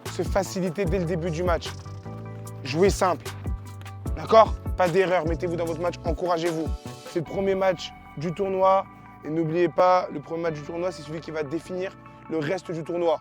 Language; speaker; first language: French; native; French